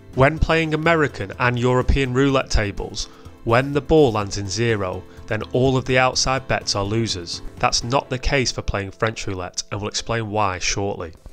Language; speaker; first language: English; native; English